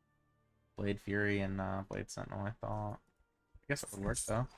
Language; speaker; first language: English; native; English